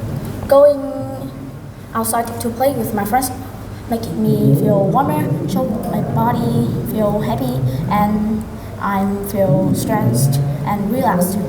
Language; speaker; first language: English; non-native, learner; Vietnamese